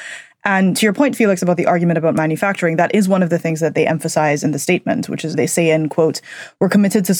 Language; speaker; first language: English; native; English